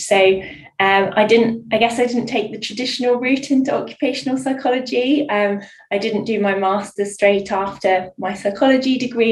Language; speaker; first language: English; native; English